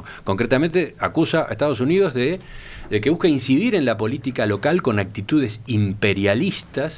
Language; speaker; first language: Spanish; native; Spanish